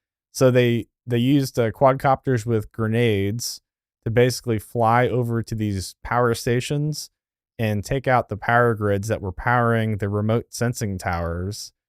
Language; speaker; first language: English; native; English